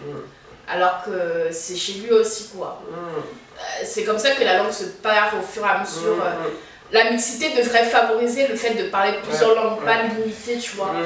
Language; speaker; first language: French; native; French